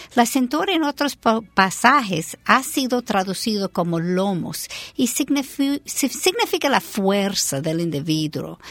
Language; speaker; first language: Spanish; non-native, fluent; English